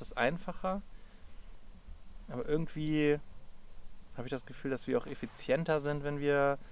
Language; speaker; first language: German; native; German